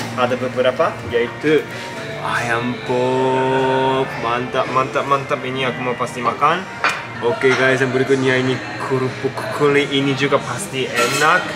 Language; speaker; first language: Indonesian; non-native, fluent; Japanese